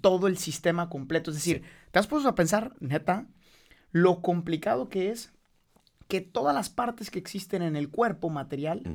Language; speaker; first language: Spanish; native; Spanish